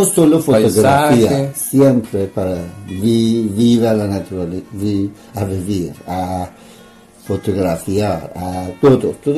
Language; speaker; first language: Spanish; non-native, learner; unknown